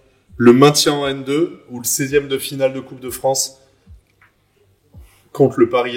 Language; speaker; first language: French; native; French